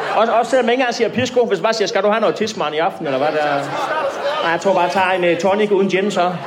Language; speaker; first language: Danish; native; Danish